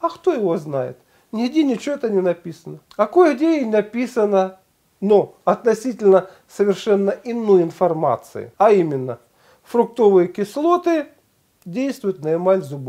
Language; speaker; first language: Russian; native; Russian